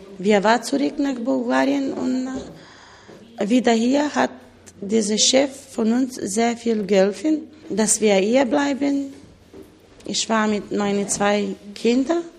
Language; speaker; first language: German; non-native, learner; Bulgarian